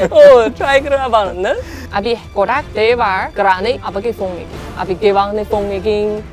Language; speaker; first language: Sinhala; non-native, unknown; Chinese